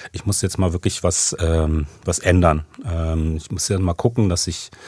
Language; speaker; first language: German; native; German